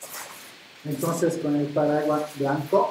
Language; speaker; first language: Spanish; non-native, fluent; Italian